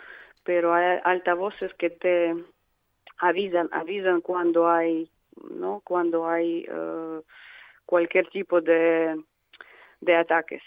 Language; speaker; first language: Spanish; non-native, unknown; Russian